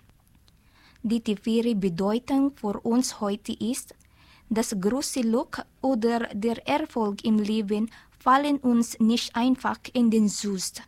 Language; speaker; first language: German; non-native, learner; Filipino